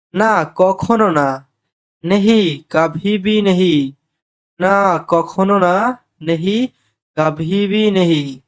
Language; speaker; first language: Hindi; non-native, fluent; Bangla